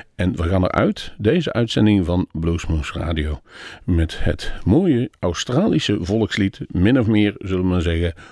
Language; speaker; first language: Dutch; native; Dutch